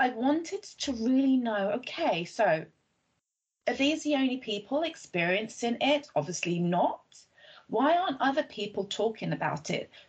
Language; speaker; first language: English; native; English